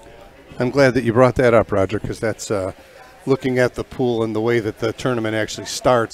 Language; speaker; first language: English; native; English